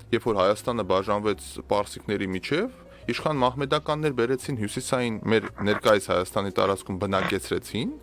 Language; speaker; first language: Armenian; native; Armenian